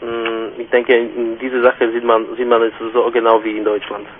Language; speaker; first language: German; non-native, fluent; Slovak